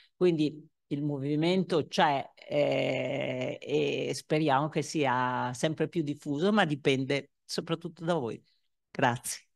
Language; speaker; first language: Italian; native; Italian